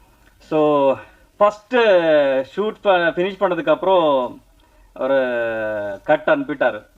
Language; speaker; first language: Tamil; non-native, learner; Kannada